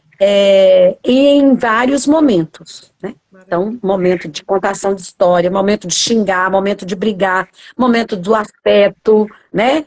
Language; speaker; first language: Portuguese; native; Portuguese